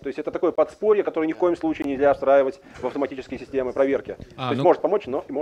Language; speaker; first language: Russian; native; Russian